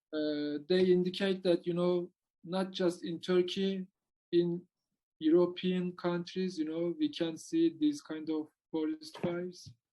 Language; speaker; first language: English; non-native, learner; Turkish